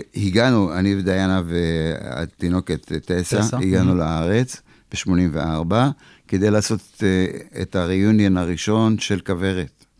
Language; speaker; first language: Hebrew; early bilingual, other home language; Polish